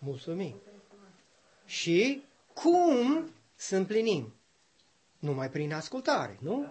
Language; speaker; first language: Romanian; non-native, learner; English